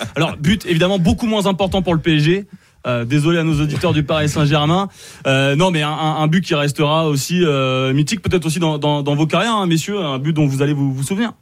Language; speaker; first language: French; native; French